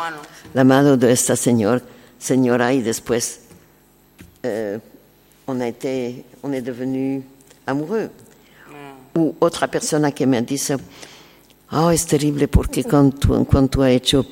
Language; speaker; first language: Spanish; non-native, learner; French